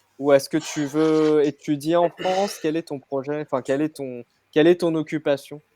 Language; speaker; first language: French; native; French